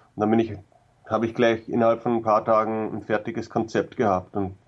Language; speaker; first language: German; native; German